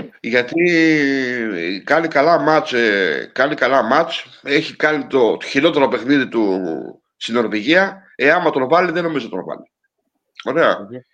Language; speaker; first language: Greek; native; Greek